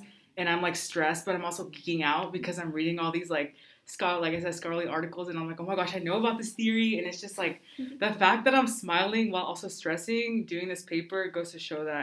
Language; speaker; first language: English; early bilingual, other home language; Spanish